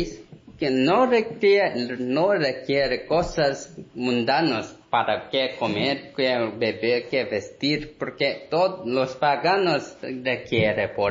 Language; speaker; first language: Spanish; non-native, learner; Korean